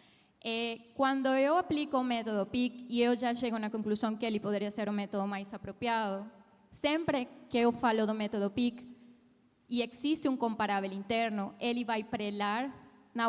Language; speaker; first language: Portuguese; non-native, fluent; Spanish